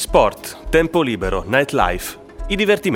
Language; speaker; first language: Italian; native; Italian